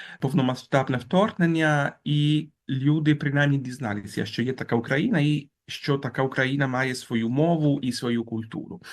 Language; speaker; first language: Ukrainian; non-native, fluent; Italian